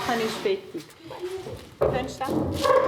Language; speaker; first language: German; native; German